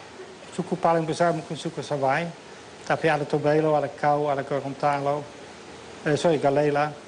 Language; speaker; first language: Indonesian; non-native, fluent; Dutch